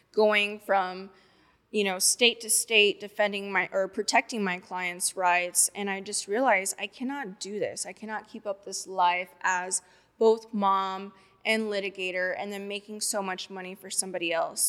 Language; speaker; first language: English; native; English